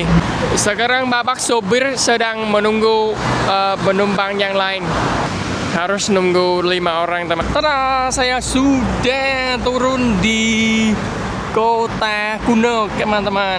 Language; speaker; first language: Indonesian; non-native, fluent; Vietnamese